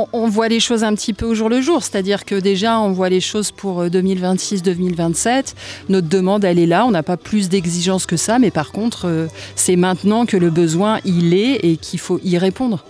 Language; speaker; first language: French; native; French